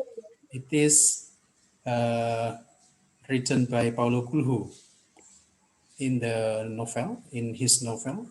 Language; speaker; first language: English; non-native, fluent; Indonesian